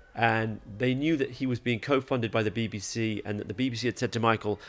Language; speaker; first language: English; native; English